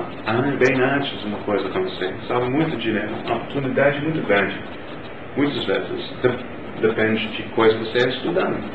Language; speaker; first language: Portuguese; non-native, learner; English